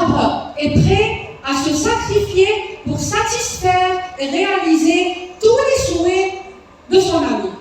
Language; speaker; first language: French; non-native, learner; Arabic